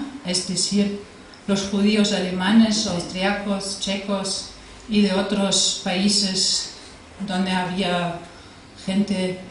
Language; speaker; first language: Spanish; non-native, fluent; German